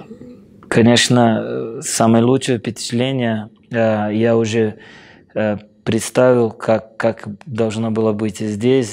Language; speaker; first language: Russian; non-native, fluent; Portuguese